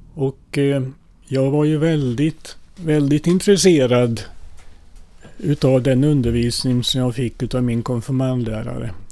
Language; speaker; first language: Swedish; early bilingual, other home language; Finnish